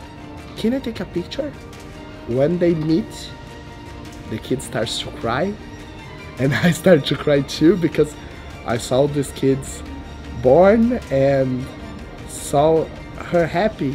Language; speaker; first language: English; non-native, learner; Portuguese